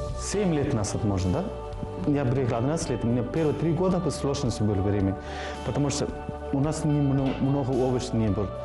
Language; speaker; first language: Russian; non-native, learner; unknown